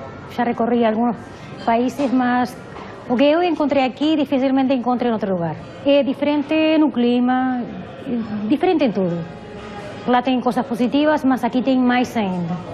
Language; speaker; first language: Portuguese; non-native, fluent; Spanish